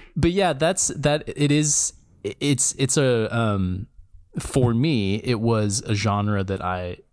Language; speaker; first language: English; native; English